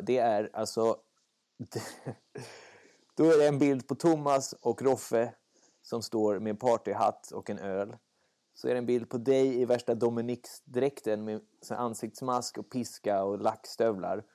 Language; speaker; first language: Swedish; native; Swedish